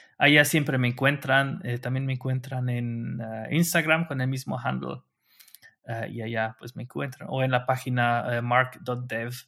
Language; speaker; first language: Spanish; non-native, fluent; Luxembourgish